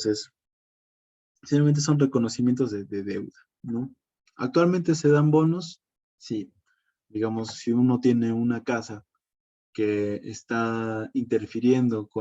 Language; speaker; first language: Spanish; native; Spanish